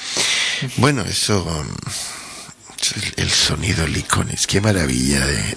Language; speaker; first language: Spanish; native; Spanish